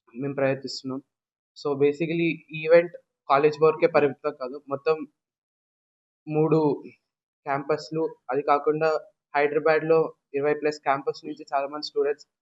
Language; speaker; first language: Telugu; native; Telugu